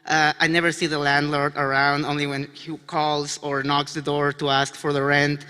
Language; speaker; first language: English; non-native, fluent; Spanish